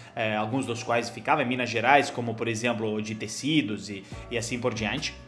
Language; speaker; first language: Portuguese; non-native, fluent; Italian